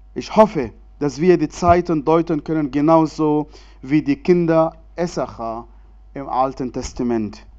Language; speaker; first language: German; non-native, fluent; Arabic